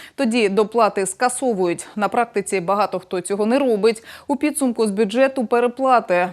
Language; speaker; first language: Ukrainian; native; Ukrainian